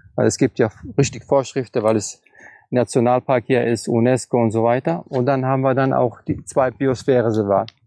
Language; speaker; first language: German; native; German